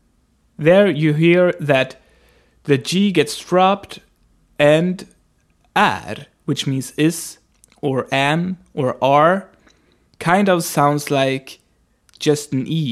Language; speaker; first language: English; non-native, fluent; Swedish